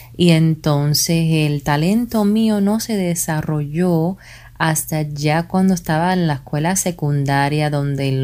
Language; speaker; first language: Spanish; early bilingual, heritage; Spanish